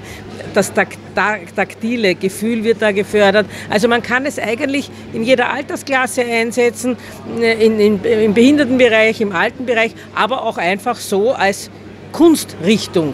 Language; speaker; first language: German; native; German